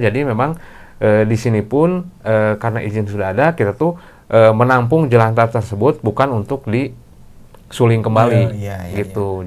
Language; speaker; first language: Indonesian; non-native, local second language; Sundanese